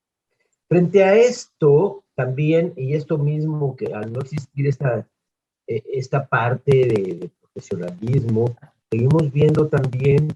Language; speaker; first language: Spanish; native; Spanish